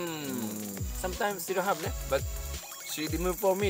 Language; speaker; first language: English; non-native, learner; Japanese